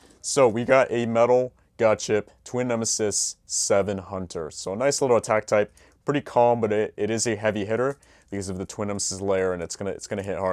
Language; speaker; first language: English; native; English